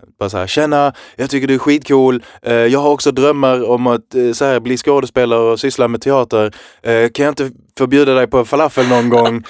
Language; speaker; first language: Swedish; early bilingual, other home language; Arabic